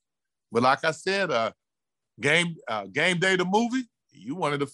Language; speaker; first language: English; native; English